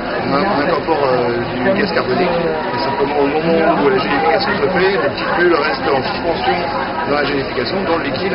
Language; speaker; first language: French; native; French